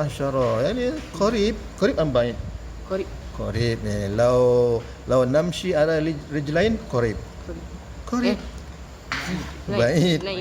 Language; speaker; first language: Arabic; non-native, fluent; Malay